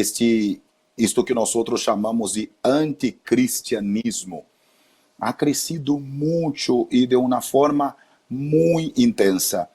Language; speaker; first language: Spanish; non-native, fluent; Portuguese